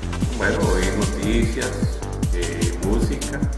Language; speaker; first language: Spanish; native; Spanish